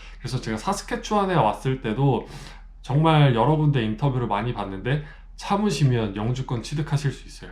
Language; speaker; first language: Korean; native; Korean